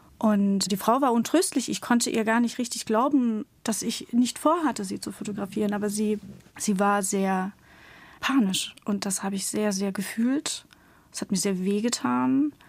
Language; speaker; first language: German; early bilingual, other home language; Turkish